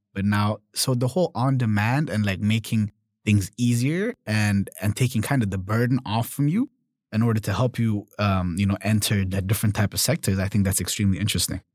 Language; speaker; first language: English; early bilingual, other home language; German